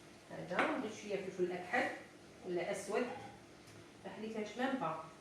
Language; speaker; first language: Arabic; native; Arabic